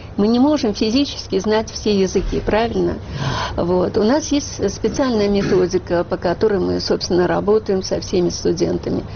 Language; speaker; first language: Russian; native; Russian